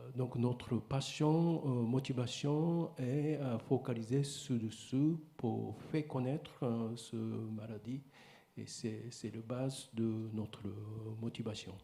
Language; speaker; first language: French; non-native, learner; Japanese